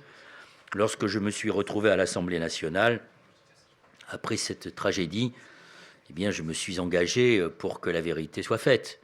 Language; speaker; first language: French; native; French